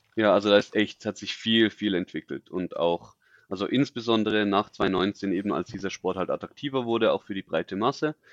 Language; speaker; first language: German; native; German